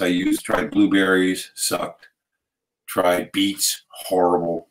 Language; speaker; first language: English; native; English